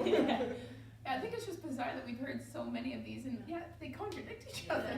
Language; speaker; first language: English; native; English